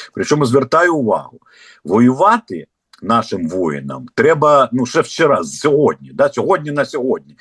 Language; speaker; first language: Ukrainian; non-native, local second language; Russian